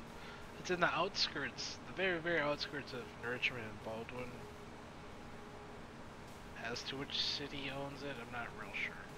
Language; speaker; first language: English; native; English